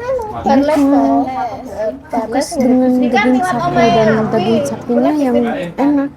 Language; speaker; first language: Indonesian; non-native, fluent; Arabic